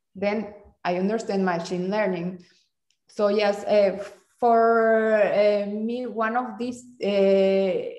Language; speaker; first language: English; non-native, fluent; Spanish